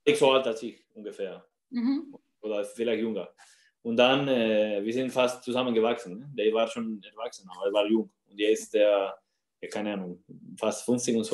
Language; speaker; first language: German; non-native, fluent; Spanish